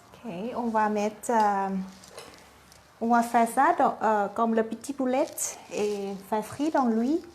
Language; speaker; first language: French; non-native, fluent; Thai